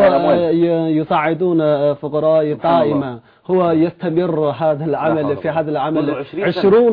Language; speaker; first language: Arabic; non-native, learner; Chinese